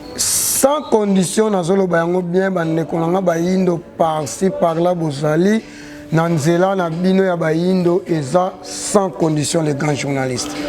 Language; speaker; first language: Lingala; non-native, local second language; Kongo